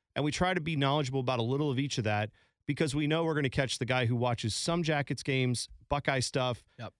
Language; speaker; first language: English; native; English